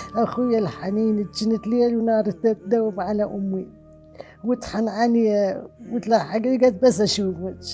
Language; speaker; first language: Arabic; non-native, local second language; Southern Kurdish